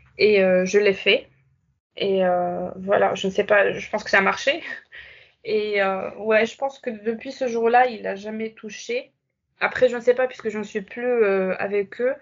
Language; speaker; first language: French; non-native, local second language; Arabic